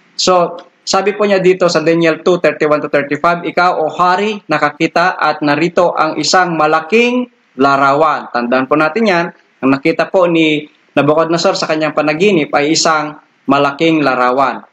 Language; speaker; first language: Filipino; non-native, local second language; Iloko